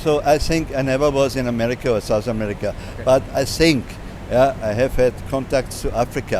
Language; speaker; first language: English; non-native, learner; German